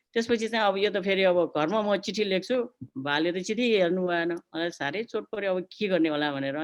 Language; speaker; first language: Nepali; native; Nepali